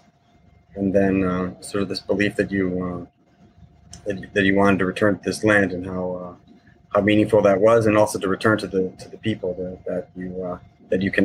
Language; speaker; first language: English; native; English